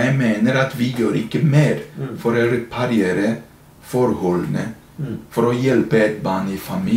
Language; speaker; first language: Norwegian; non-native, fluent; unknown